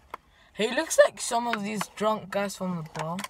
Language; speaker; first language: English; native; English